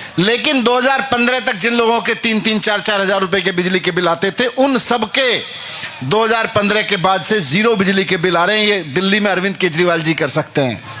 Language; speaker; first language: Hindi; native; Hindi